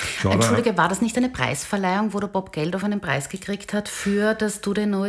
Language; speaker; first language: German; native; German